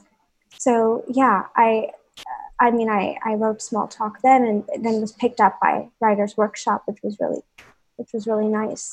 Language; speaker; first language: English; non-native, local second language; Hindi